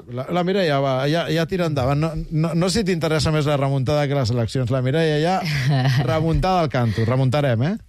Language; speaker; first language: Catalan; native; Catalan